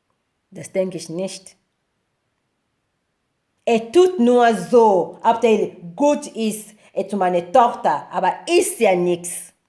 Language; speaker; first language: German; non-native, learner; Lingala